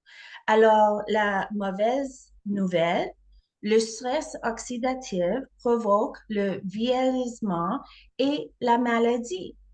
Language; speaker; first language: French; non-native, fluent; English